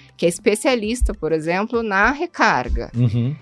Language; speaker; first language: Portuguese; native; Portuguese